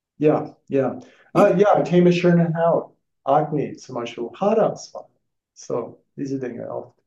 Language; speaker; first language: German; non-native, fluent; English